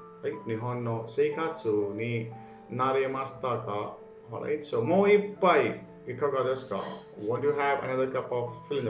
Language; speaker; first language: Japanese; non-native, fluent; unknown